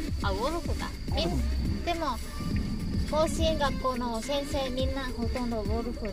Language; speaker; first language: Japanese; non-native, learner; Vietnamese